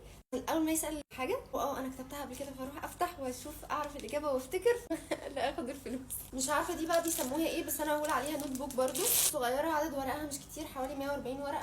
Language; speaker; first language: Arabic; native; Arabic